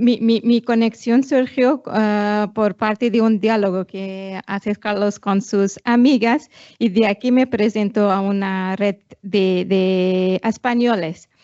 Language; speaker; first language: Spanish; non-native, fluent; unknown